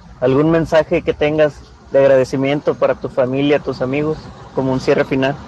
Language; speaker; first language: Spanish; native; Spanish